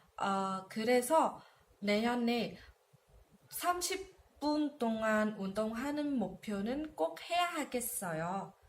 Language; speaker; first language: Korean; non-native, learner; Vietnamese